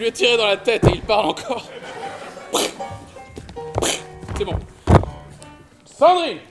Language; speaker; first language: French; native; French